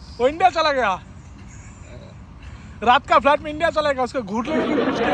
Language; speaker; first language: Hindi; non-native, learner; Bangla